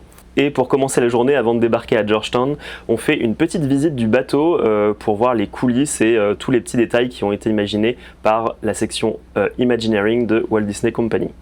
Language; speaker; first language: French; native; French